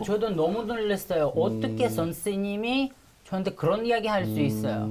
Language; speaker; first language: Korean; non-native, fluent; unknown